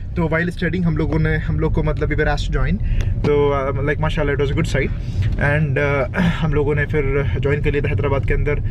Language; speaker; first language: Hindi; native; Hindi